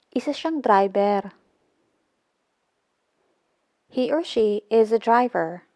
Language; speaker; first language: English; non-native, local second language; Filipino